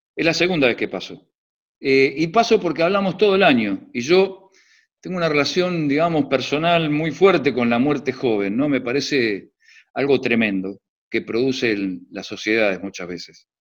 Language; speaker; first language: Spanish; native; Spanish